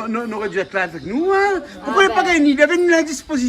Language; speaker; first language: French; native; French